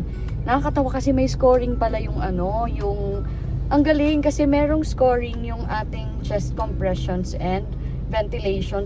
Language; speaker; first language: Filipino; native; Filipino